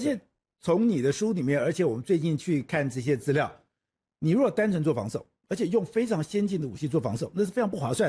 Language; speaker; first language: Chinese; native; Chinese